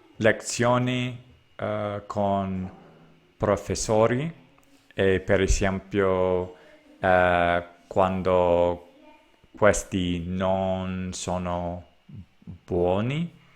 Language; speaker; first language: Italian; non-native, learner; English